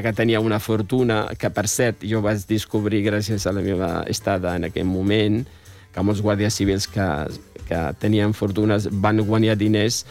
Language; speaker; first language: Catalan; non-native, fluent; Arabic